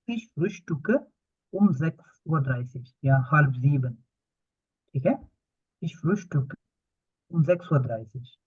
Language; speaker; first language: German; non-native, fluent; Urdu